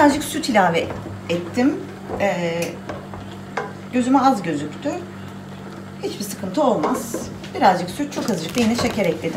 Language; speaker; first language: Turkish; native; Turkish